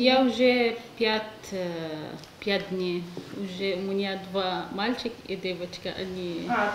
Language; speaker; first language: Russian; non-native, learner; Arabic